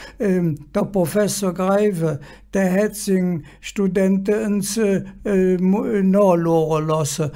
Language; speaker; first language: German; native; German